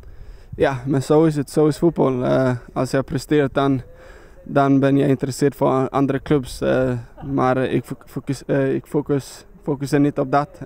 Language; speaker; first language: Dutch; non-native, learner; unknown